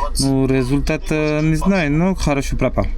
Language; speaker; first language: Russian; non-native, learner; Georgian